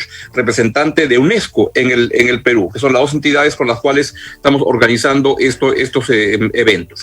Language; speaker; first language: Spanish; native; Spanish